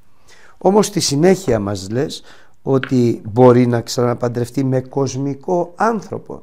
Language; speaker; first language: Greek; native; Greek